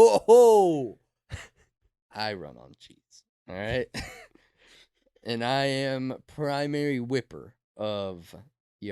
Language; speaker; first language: English; native; English